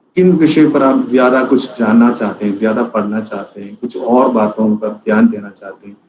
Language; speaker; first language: Hindi; non-native, local second language; Malayalam